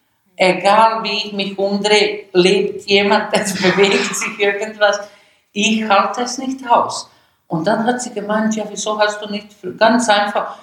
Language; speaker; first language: German; non-native, learner; Bosnian